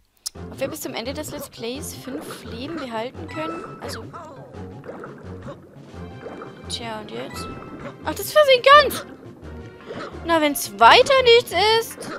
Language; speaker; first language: German; native; German